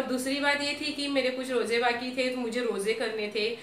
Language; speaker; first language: Hindi; native; Hindi